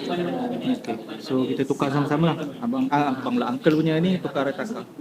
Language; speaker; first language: Malay; native; Malay